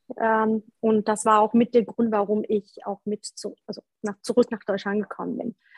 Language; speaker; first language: German; early bilingual, other home language; Polish